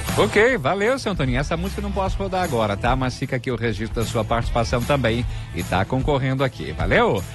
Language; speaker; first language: Portuguese; native; Portuguese